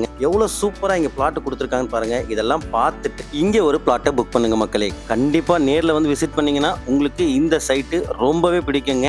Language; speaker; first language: Tamil; native; Tamil